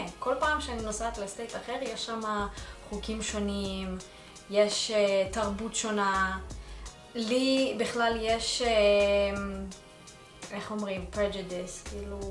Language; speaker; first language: Hebrew; early bilingual, other home language; Russian